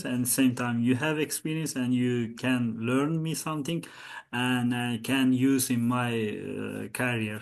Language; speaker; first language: English; non-native, learner; Azerbaijani